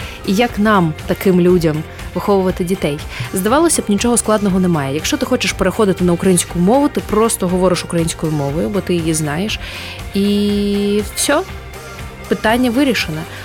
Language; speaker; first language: Ukrainian; non-native, local second language; Russian